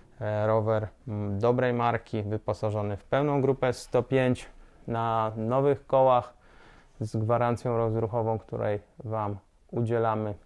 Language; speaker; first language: Polish; native; Polish